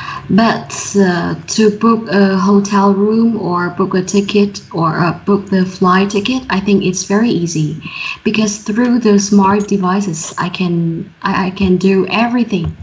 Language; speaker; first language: English; non-native, learner; Vietnamese